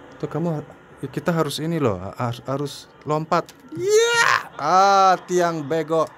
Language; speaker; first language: Indonesian; non-native, fluent; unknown